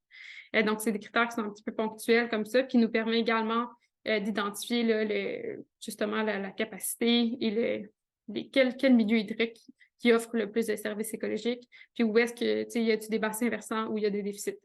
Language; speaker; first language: French; native; French